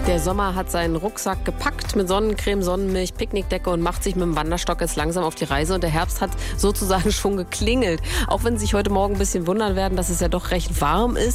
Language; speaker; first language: German; native; German